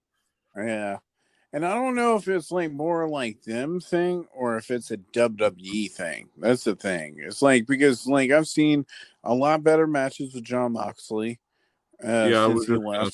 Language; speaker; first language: English; native; English